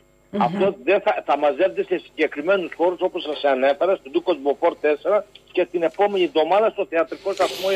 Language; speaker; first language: Greek; native; Greek